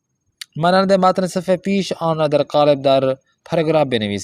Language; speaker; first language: Persian; non-native, fluent; Urdu